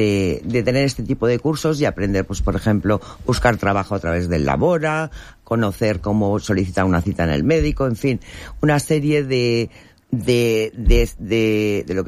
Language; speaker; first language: Spanish; native; Spanish